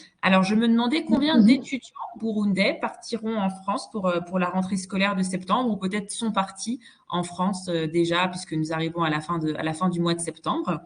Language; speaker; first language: French; native; French